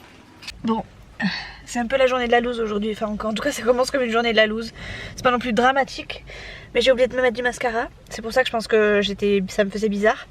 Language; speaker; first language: French; native; French